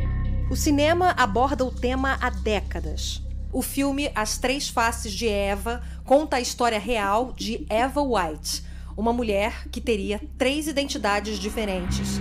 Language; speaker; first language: Portuguese; native; Portuguese